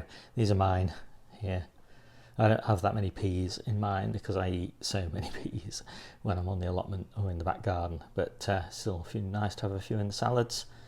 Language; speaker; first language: English; native; English